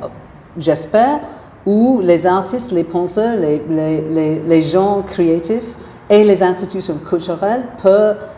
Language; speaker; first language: French; non-native, fluent; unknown